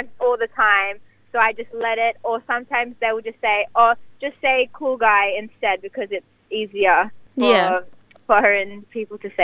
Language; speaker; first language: English; native; English